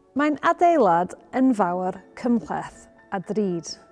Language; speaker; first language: Welsh; non-native, learner; English